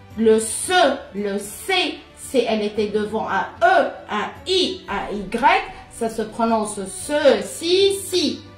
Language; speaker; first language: French; non-native, local second language; Arabic